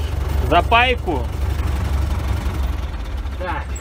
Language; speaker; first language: Russian; native; Russian